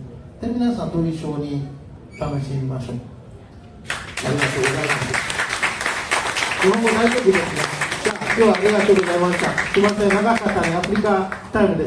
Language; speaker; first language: Japanese; non-native, learner; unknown